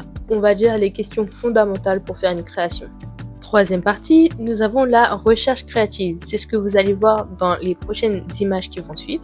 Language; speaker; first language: French; native; French